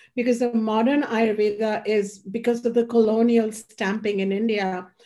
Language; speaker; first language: English; non-native, local second language; Hindi